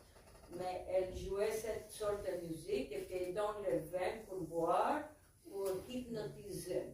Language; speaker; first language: French; non-native, learner; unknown